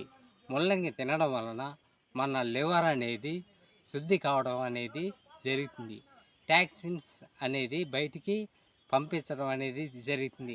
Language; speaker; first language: Telugu; native; Telugu